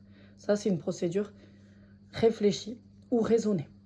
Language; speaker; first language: French; native; French